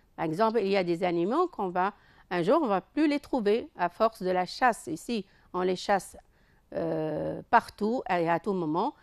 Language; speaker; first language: French; non-native, local second language; Arabic